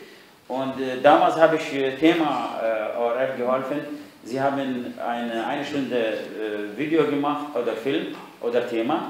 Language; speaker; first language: German; non-native, fluent; Arabic